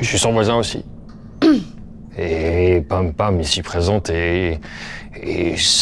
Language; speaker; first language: French; native; French